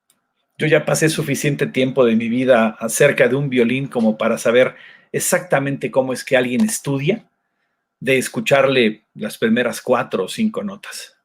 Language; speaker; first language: Spanish; native; Spanish